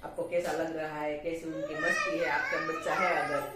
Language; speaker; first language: Hindi; non-native, local second language; Gujarati